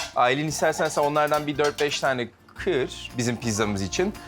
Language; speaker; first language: Turkish; native; Turkish